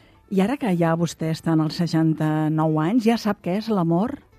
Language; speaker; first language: Catalan; native; Catalan